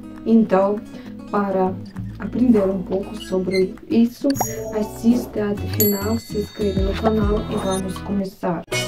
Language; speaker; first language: Portuguese; non-native, fluent; Russian